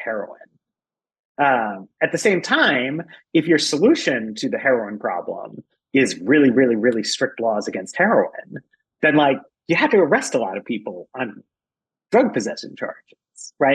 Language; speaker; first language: English; native; English